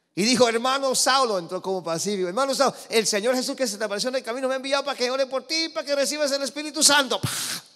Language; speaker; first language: Spanish; early bilingual, heritage; Spanish